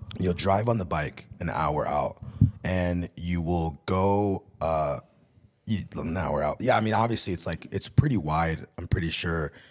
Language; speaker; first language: English; early bilingual, other home language; Spanish